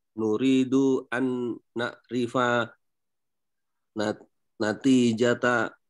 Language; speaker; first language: Arabic; non-native, learner; Indonesian